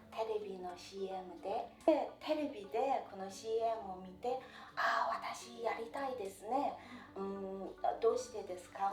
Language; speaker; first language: Japanese; non-native, fluent; Chinese